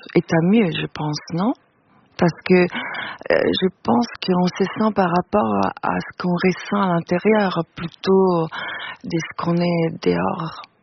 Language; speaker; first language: French; non-native, fluent; Italian